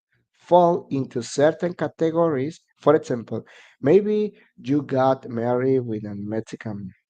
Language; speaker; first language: English; non-native, learner; Spanish